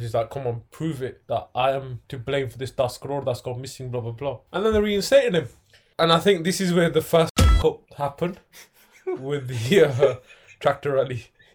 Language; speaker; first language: English; early bilingual, other home language; Punjabi